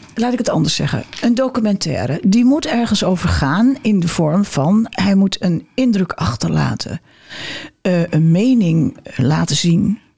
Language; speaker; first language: Dutch; native; Dutch